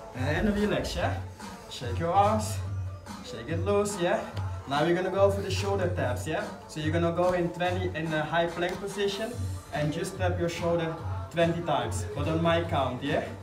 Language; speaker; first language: English; non-native, fluent; Dutch